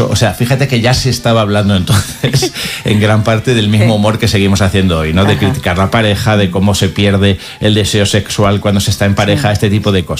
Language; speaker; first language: Spanish; native; Spanish